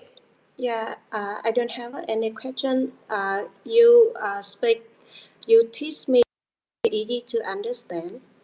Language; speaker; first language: English; non-native, learner; Vietnamese